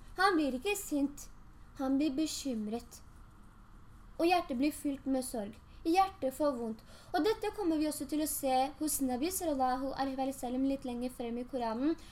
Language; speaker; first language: Norwegian; early bilingual, other home language; Urdu